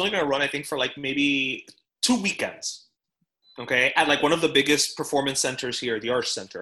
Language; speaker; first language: English; native; English